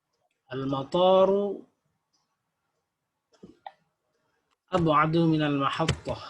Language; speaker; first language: Arabic; non-native, fluent; Indonesian